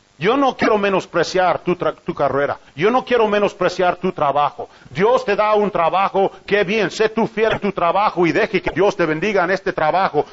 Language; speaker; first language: Spanish; non-native, fluent; English